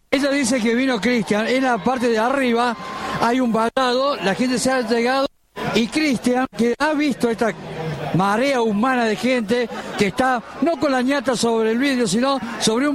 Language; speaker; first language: Spanish; native; Spanish